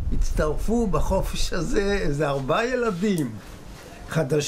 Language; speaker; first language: Hebrew; early bilingual, other home language; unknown